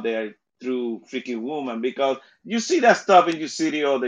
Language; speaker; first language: English; non-native, fluent; Spanish